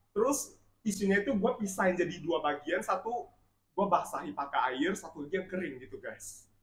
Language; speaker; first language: Indonesian; native; Indonesian